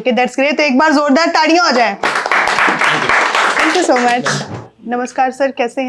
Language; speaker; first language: Hindi; native; Hindi